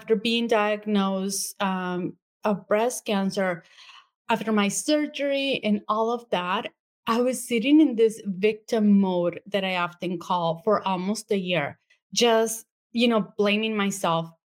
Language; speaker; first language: English; non-native, fluent; Spanish